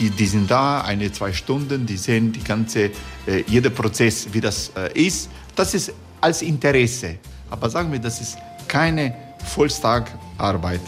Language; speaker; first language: German; non-native, learner; Croatian